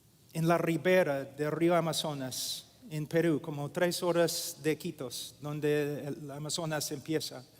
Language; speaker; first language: Spanish; non-native, fluent; English